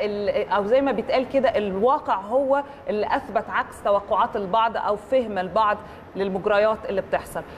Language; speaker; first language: Arabic; native; Arabic